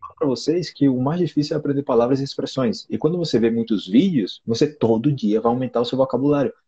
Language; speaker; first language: Portuguese; native; Portuguese